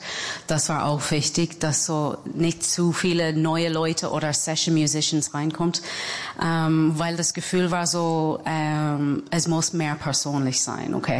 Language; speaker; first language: German; non-native, fluent; English